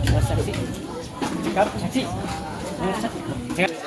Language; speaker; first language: Indonesian; non-native, local second language; Sundanese